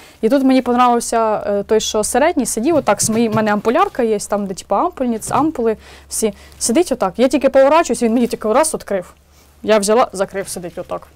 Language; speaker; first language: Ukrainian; native; Ukrainian